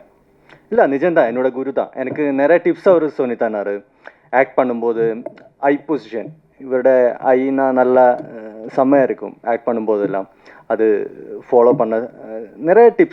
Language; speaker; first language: Tamil; non-native, fluent; Malayalam